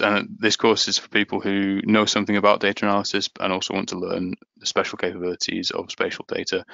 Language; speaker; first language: English; native; English